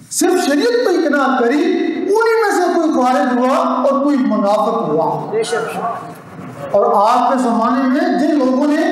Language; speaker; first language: Urdu; non-native, local second language; Punjabi